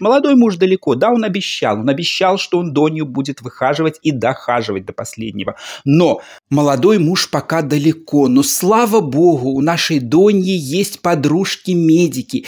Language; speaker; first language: Russian; native; Russian